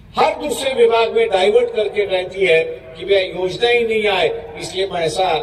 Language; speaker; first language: Hindi; non-native, local second language; Marathi